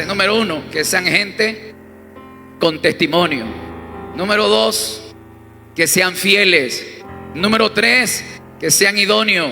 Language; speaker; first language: Spanish; native; Spanish